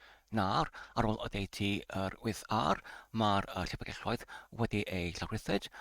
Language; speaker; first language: Welsh; non-native, learner; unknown